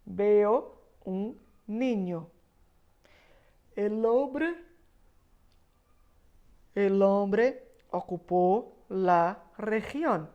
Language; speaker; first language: Spanish; non-native, fluent; Portuguese